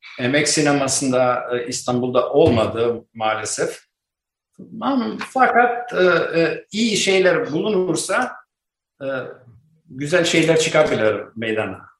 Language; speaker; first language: Turkish; non-native, learner; Albanian